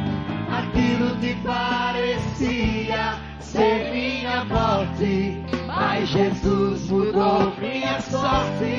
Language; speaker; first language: Portuguese; native; Portuguese